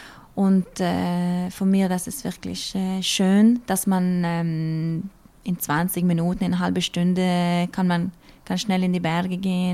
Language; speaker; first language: German; non-native, learner; Norwegian